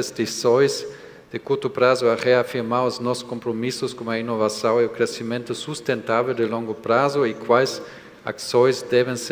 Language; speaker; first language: Portuguese; non-native, fluent; German